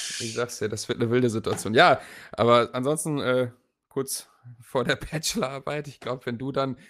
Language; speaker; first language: German; native; German